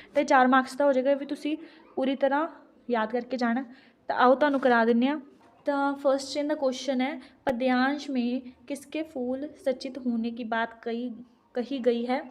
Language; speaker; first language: Hindi; non-native, local second language; Punjabi